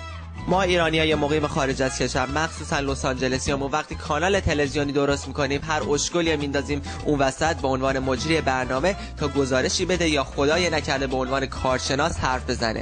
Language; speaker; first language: Persian; native; Persian